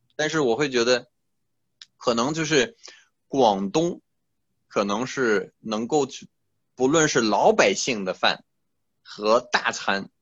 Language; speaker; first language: Chinese; non-native, fluent; French